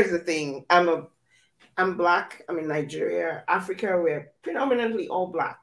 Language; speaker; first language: English; non-native, local second language; Yoruba